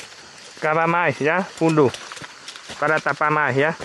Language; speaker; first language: Portuguese; non-native, learner; Vietnamese